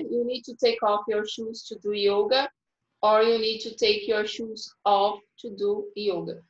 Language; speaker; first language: English; non-native, fluent; Portuguese